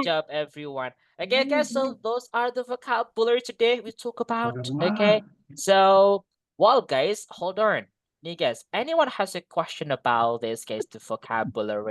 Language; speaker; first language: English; non-native, fluent; Indonesian